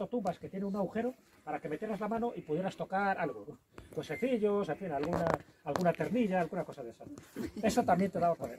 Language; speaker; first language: Spanish; native; Spanish